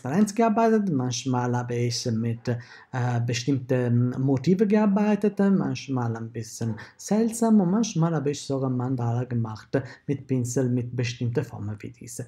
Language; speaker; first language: German; non-native, fluent; Italian